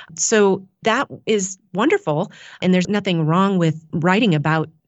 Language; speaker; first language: English; native; English